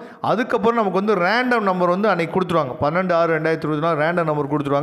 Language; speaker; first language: Tamil; native; Tamil